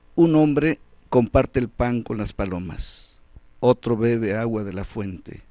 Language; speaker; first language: Spanish; native; Spanish